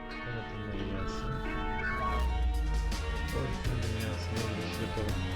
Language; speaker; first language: Turkish; native; Turkish